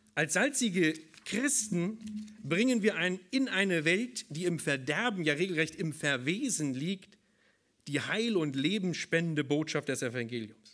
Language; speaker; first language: German; native; German